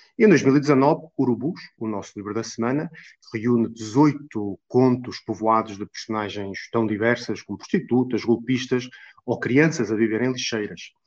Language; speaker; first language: Portuguese; native; Portuguese